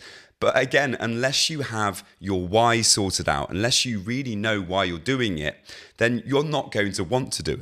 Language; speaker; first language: English; native; English